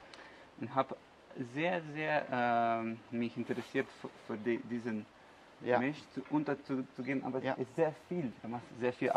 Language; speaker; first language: German; non-native, learner; Slovenian